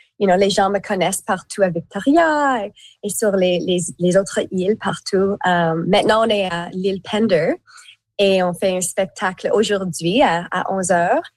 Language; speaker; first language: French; native; French